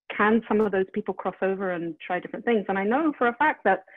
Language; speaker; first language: English; native; English